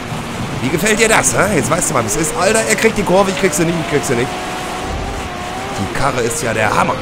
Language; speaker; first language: German; native; German